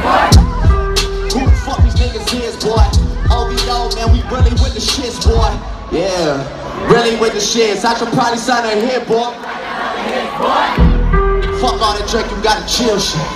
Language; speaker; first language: English; native; English